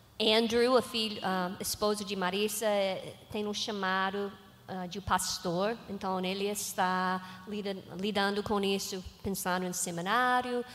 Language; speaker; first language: Portuguese; non-native, learner; English